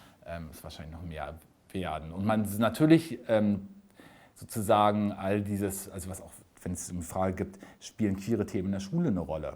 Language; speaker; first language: German; native; German